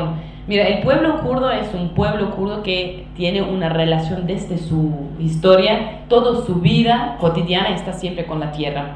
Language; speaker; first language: Spanish; non-native, fluent; Kurdish